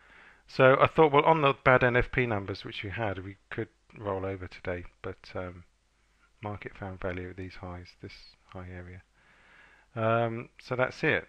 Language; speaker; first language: English; native; English